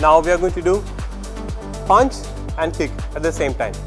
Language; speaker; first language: English; non-native, local second language; Malayalam